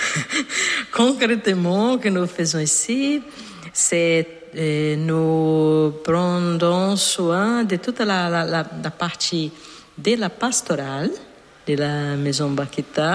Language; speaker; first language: French; non-native, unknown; Portuguese